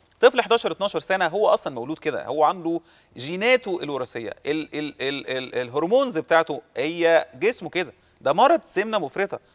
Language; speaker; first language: Arabic; native; Arabic